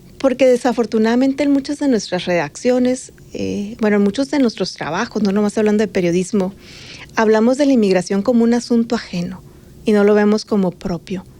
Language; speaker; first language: Spanish; native; Spanish